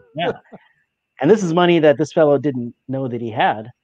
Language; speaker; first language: English; native; English